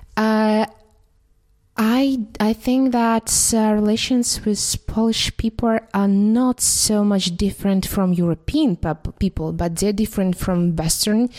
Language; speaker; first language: English; non-native, fluent; Russian